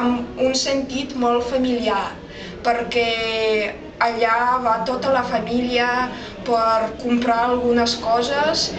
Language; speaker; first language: Catalan; non-native, fluent; Russian